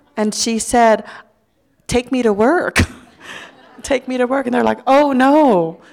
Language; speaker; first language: English; early bilingual, other home language; Lao